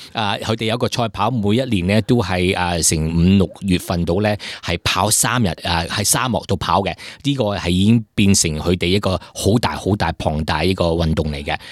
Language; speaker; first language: Cantonese; early bilingual, heritage; Cantonese